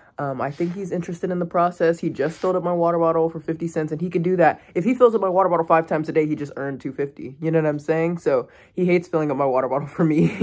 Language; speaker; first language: English; native; English